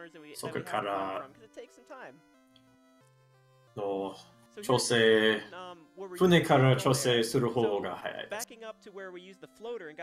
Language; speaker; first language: Japanese; non-native, learner; English